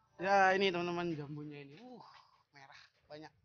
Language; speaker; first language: Indonesian; native; Indonesian